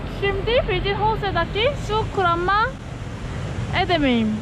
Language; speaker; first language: Turkish; non-native, learner; Nepali